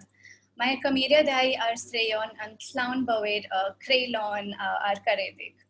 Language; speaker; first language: Welsh; non-native, fluent; Hindi